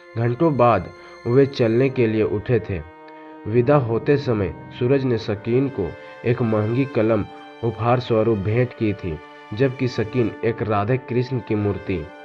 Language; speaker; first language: Hindi; native; Hindi